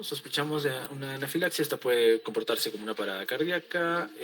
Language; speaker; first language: Spanish; native; Spanish